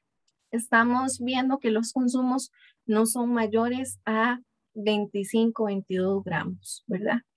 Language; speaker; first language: Spanish; native; Spanish